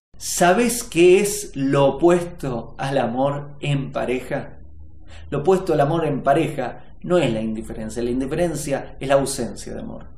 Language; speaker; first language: Spanish; native; Spanish